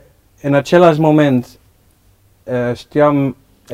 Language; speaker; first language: Romanian; non-native, learner; Dutch